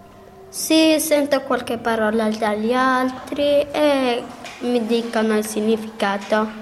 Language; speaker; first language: Italian; early bilingual, other home language; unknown